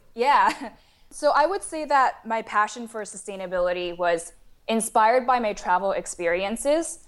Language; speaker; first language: English; non-native, fluent; Chinese